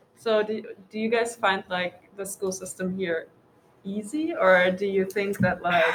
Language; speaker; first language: English; non-native, fluent; German